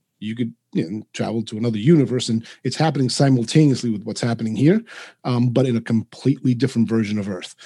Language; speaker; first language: English; early bilingual, other home language; Spanish